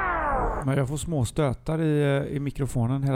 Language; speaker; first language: Swedish; native; Swedish